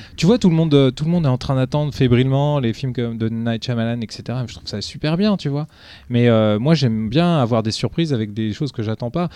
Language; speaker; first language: French; early bilingual, other home language; Portuguese